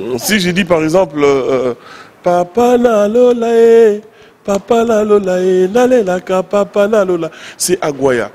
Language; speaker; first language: French; non-native, local second language; Lingala